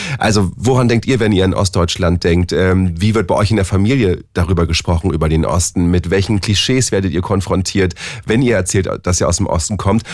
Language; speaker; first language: German; native; German